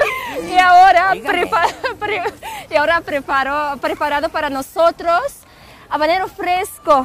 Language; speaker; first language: Spanish; non-native, fluent; Russian